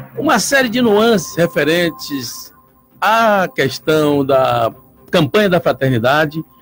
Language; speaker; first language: Portuguese; native; Portuguese